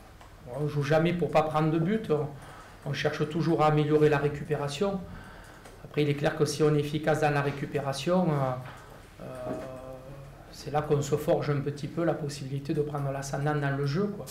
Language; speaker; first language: French; native; French